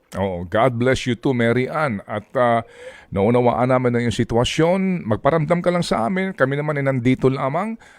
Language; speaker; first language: Filipino; native; Filipino